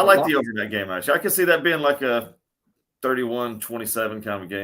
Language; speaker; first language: English; native; English